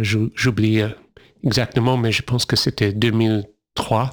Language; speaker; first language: French; non-native, fluent; English